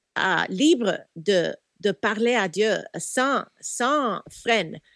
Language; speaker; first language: French; non-native, fluent; Korean